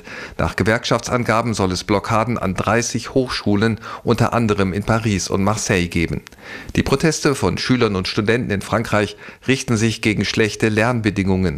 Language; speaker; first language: German; native; German